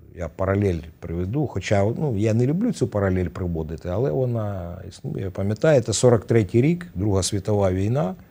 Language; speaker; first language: Ukrainian; native; Ukrainian